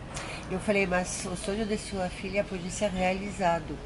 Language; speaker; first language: Portuguese; non-native, fluent; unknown